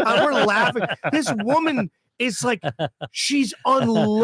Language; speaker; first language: English; native; English